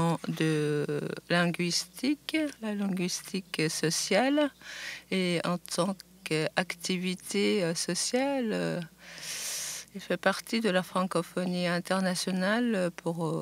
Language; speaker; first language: French; non-native, fluent; Japanese